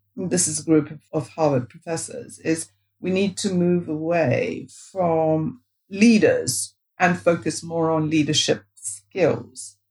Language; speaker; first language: English; non-native, local second language; Bangla